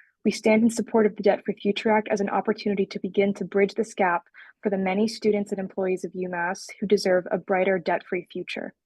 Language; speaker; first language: English; native; English